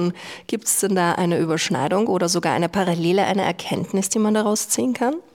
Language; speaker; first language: German; native; German